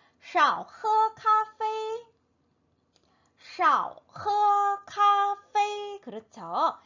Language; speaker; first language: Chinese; non-native, fluent; Korean